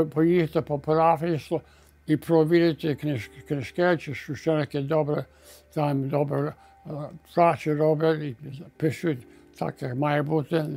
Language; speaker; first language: Ukrainian; early bilingual, heritage; Ukrainian